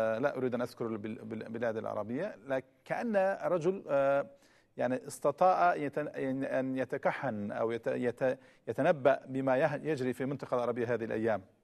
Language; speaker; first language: Arabic; non-native, fluent; Turkish